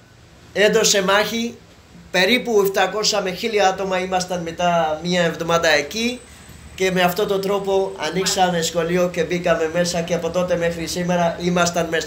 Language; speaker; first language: Greek; non-native, learner; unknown